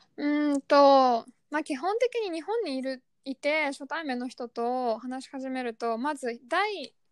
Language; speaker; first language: Japanese; early bilingual, other home language; Russian